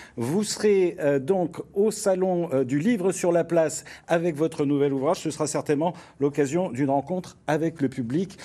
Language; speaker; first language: French; native; French